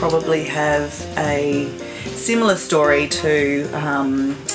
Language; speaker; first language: English; native; English